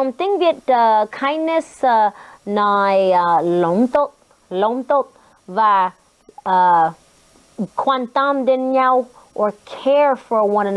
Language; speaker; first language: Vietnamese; non-native, learner; English